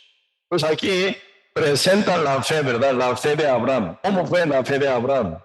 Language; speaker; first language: Spanish; non-native, learner; Korean